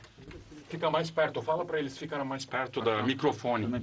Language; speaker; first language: Portuguese; non-native, fluent; Turkish